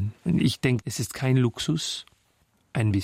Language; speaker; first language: German; non-native, fluent; French